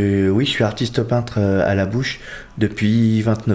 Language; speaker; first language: French; early bilingual, other home language; Portuguese